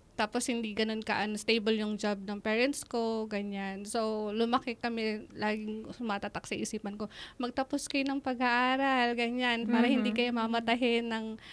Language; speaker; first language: Filipino; native; Filipino